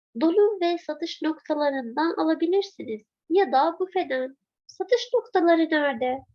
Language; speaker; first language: Turkish; non-native, fluent; Arabic